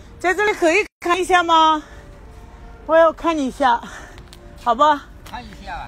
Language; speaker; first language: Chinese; non-native, learner; Russian